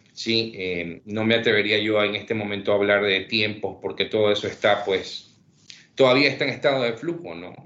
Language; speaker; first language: Spanish; native; Spanish